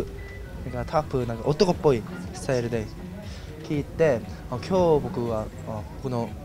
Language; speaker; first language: Japanese; non-native, fluent; Korean